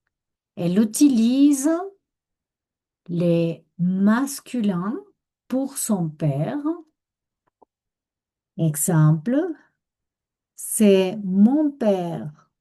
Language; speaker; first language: French; non-native, fluent; Spanish